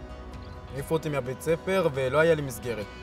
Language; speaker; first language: Hebrew; native; Hebrew